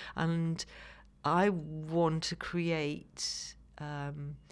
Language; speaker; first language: English; native; English